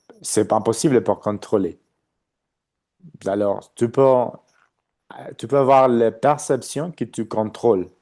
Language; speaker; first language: French; non-native, learner; Spanish